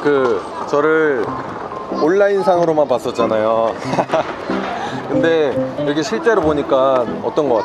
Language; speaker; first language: Korean; native; Korean